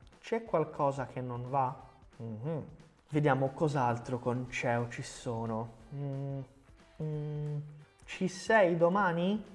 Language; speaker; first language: Italian; non-native, fluent; Portuguese